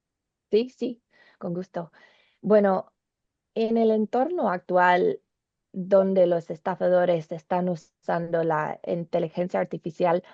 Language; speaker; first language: Spanish; non-native, learner; English